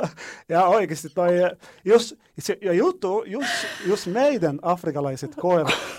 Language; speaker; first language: Finnish; non-native, fluent; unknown